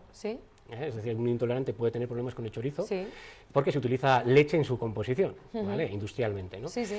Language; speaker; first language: Spanish; native; Spanish